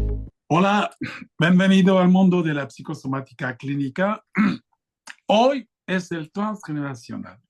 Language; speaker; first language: Spanish; non-native, fluent; French